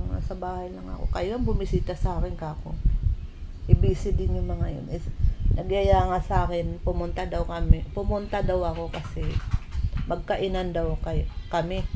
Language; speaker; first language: Filipino; non-native, local second language; Cebuano